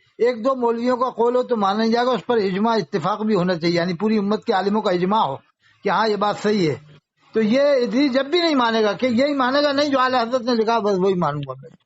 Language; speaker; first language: Urdu; native; Urdu